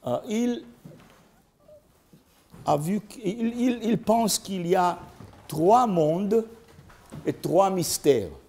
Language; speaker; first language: French; non-native, learner; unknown